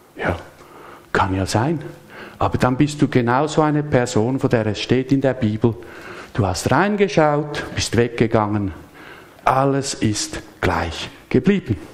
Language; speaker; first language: German; native; German